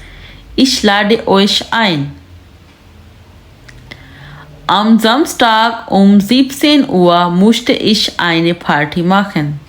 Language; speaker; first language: German; non-native, learner; Urdu